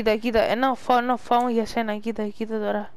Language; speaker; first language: Greek; native; Greek